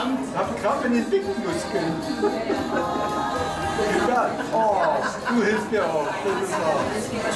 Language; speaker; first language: German; native; German